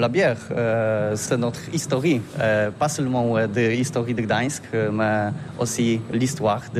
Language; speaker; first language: French; non-native, learner; Polish